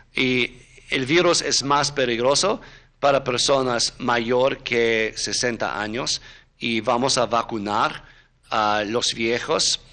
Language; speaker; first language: Spanish; non-native, learner; English